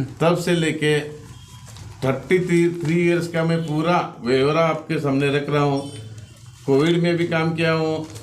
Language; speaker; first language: Hindi; non-native, local second language; Marathi